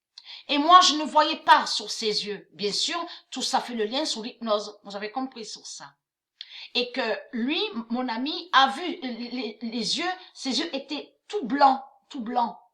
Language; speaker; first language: French; native; French